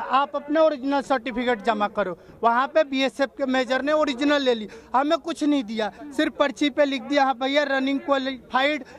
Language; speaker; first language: Hindi; native; Hindi